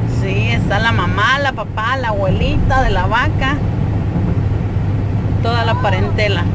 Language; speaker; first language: Spanish; native; Spanish